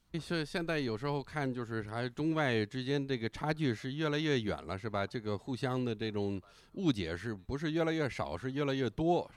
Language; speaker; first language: Chinese; non-native, fluent; English